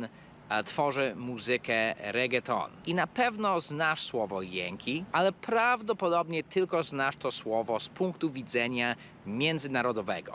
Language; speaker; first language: Polish; non-native, fluent; English